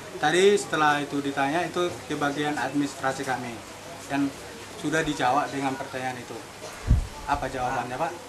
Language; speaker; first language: Indonesian; native; Indonesian